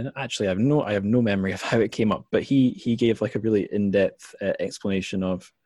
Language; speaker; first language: English; native; English